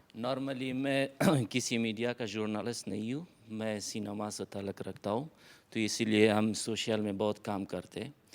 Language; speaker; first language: Hindi; non-native, fluent; Persian